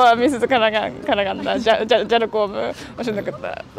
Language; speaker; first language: Kyrgyz; non-native, learner; Japanese